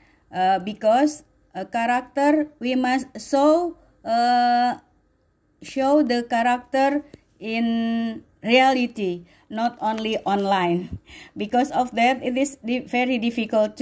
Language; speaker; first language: English; non-native, learner; Indonesian